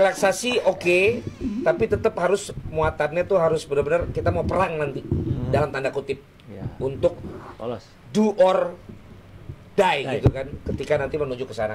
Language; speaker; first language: Indonesian; native; Indonesian